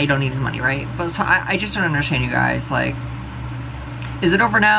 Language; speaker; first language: English; native; English